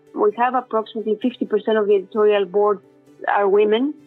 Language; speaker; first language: English; non-native, fluent; Greek